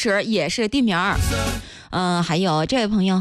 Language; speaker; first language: Chinese; native; Chinese